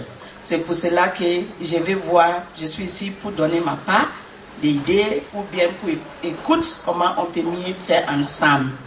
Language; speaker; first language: French; non-native, learner; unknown